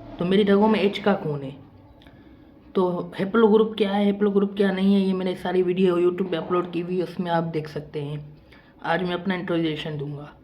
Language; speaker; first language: Urdu; non-native, local second language; Sindhi